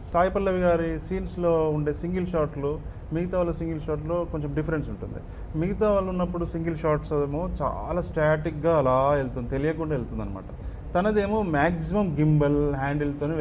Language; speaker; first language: Telugu; native; Telugu